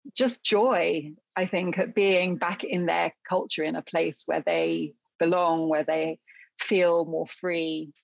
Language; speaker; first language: English; early bilingual, other home language; Akan